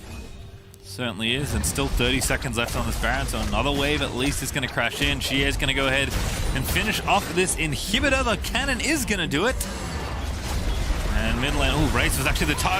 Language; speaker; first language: English; native; English